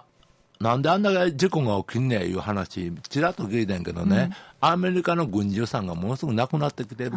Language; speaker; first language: Japanese; native; Japanese